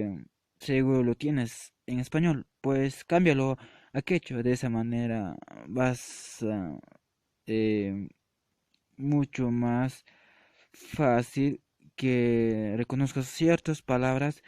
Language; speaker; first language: Spanish; non-native, local second language; Quechua